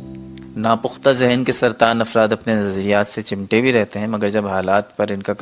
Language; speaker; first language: Urdu; native; Urdu